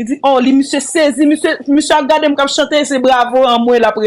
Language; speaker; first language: Haitian Creole; native; Haitian Creole